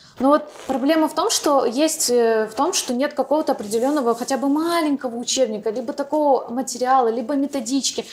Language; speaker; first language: Russian; non-native, local second language; Crimean Tatar